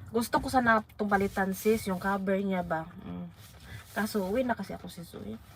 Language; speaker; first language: Filipino; non-native, local second language; Waray